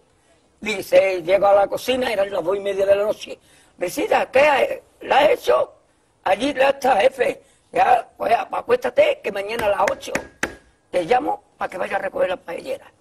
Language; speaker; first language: Spanish; native; Spanish